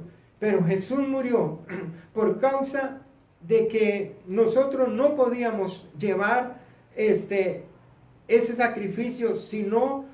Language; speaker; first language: Spanish; native; Spanish